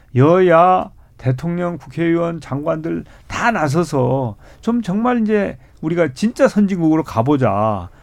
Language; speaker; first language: Korean; native; Korean